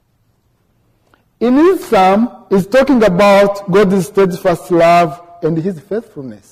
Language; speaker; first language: English; non-native, local second language; Kinyarwanda